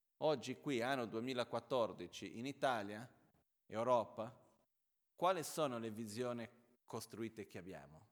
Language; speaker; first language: Italian; non-native, fluent; Portuguese